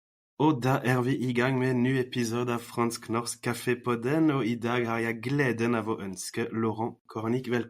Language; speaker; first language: Norwegian; non-native, fluent; French